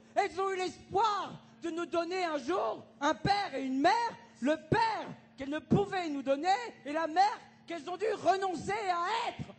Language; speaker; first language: French; native; French